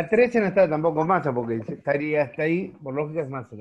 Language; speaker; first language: Spanish; native; Spanish